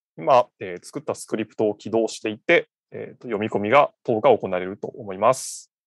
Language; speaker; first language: Japanese; native; Japanese